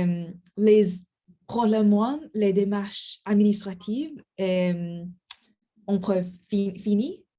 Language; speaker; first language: French; non-native, learner; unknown